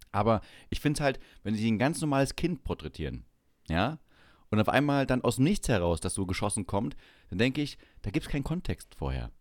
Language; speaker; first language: German; native; German